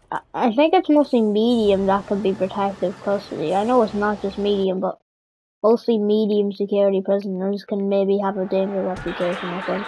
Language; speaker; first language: English; native; English